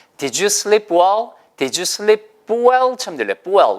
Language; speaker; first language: English; non-native, fluent; Korean